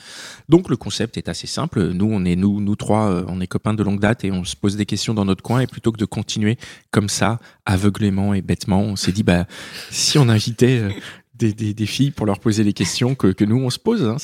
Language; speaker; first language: French; native; French